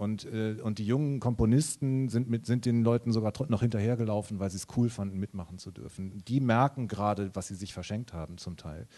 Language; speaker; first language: German; native; German